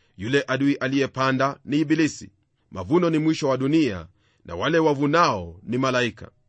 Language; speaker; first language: Swahili; non-native, local second language; Luyia